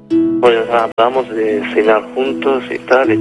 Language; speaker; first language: Spanish; non-native, learner; Arabic